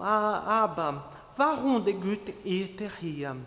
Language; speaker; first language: German; non-native, learner; Portuguese